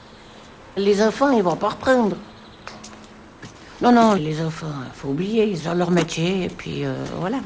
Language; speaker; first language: French; native; French